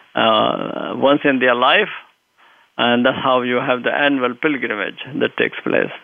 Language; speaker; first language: English; non-native, local second language; Urdu